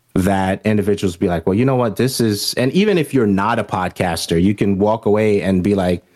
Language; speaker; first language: English; early bilingual, other home language; Haitian Creole